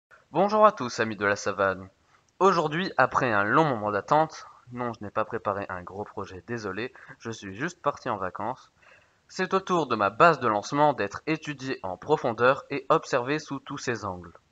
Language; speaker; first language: French; native; French